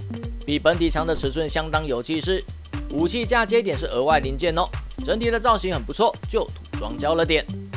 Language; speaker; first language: Chinese; native; Chinese